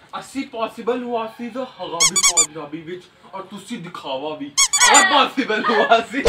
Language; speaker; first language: Punjabi; non-native, learner; Hindi